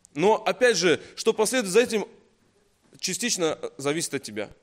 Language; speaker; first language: Russian; native; Russian